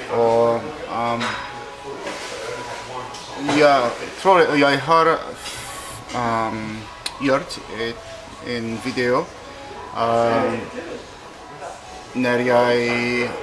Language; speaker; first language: Norwegian; non-native, learner; English